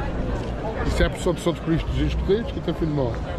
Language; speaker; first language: Portuguese; native; Portuguese